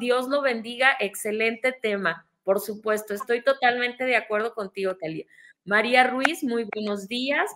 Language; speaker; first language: Spanish; native; Spanish